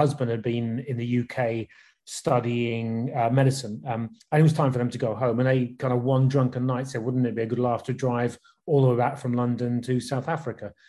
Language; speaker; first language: English; native; English